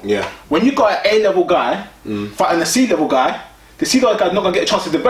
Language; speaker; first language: English; native; English